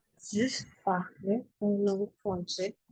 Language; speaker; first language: French; non-native, learner; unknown